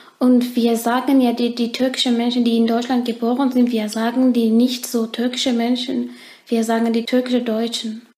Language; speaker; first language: German; non-native, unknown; Turkish